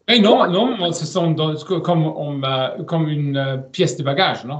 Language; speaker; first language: French; non-native, learner; German